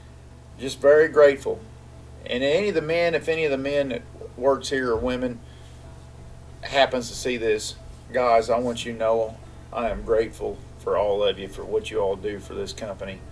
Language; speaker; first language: English; native; English